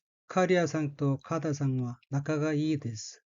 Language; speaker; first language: Japanese; non-native, learner; Korean